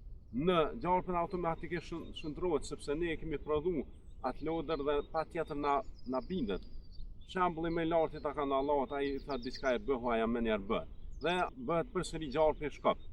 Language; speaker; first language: Albanian; native; Albanian